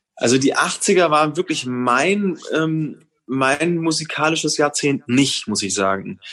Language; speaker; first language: German; native; German